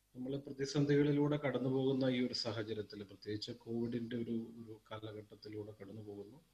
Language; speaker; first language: Malayalam; early bilingual, heritage; German